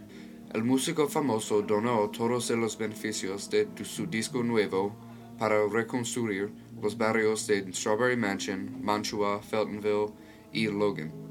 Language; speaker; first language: Spanish; non-native, learner; English